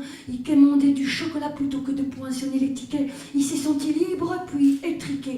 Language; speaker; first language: French; native; French